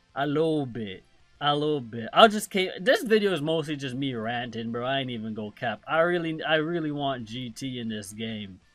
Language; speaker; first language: English; non-native, local second language; Jamaican Creole English